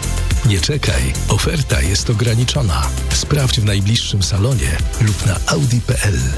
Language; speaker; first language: Polish; native; Polish